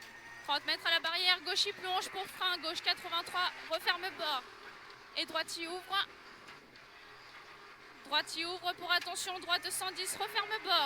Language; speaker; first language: French; native; French